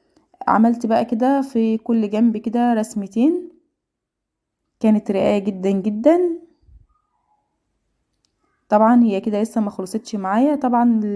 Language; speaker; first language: Arabic; native; Arabic